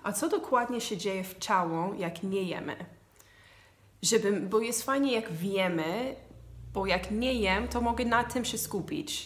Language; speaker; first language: Polish; non-native, fluent; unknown